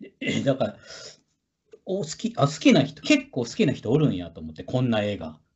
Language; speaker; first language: Japanese; native; Japanese